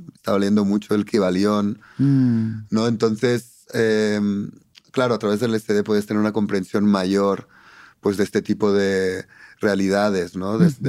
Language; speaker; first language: Spanish; native; Spanish